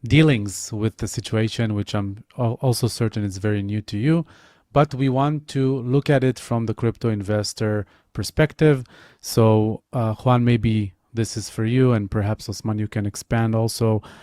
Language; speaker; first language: English; non-native, fluent; Hebrew